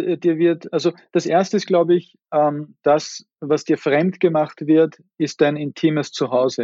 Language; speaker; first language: German; native; German